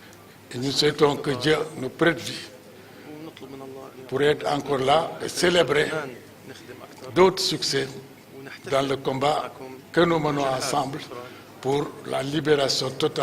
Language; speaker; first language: French; non-native, local second language; Wolof